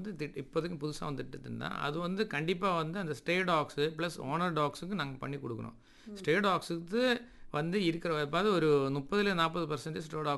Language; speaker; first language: Tamil; native; Tamil